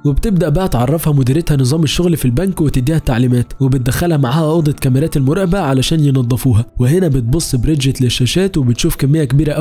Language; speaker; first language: Arabic; native; Arabic